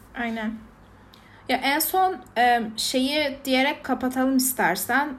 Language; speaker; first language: Turkish; native; Turkish